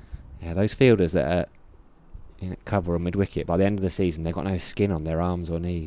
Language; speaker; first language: English; native; English